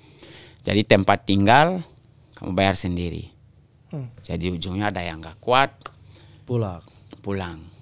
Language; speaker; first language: Indonesian; non-native, local second language; French